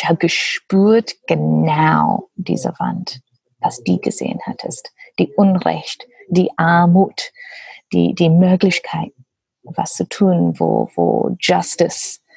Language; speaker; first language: German; non-native, learner; English